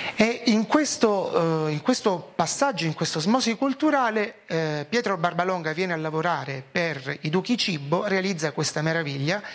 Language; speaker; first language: Italian; native; Italian